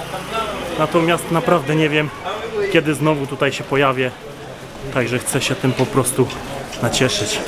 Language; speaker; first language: Polish; native; Polish